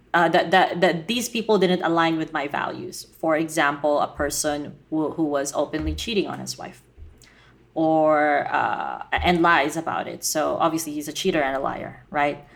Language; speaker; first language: English; non-native, local second language; Filipino